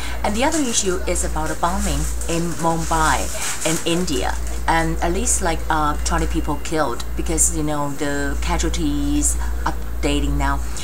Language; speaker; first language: English; non-native, fluent; Chinese